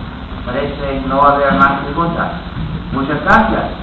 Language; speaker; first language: Spanish; non-native, fluent; English